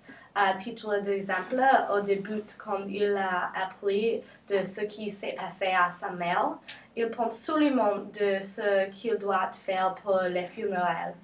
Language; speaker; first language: French; non-native, learner; English